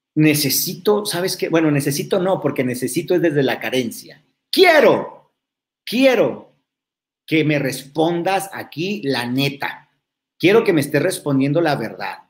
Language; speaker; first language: Spanish; native; Spanish